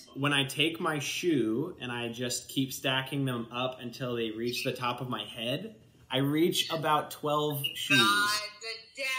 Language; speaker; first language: English; native; English